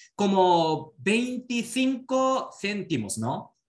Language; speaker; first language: Spanish; non-native, learner; Japanese